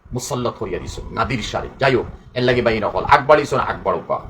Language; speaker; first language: Bangla; non-native, local second language; Sylheti